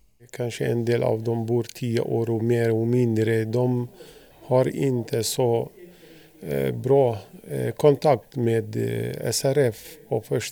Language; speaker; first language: Swedish; non-native, learner; Arabic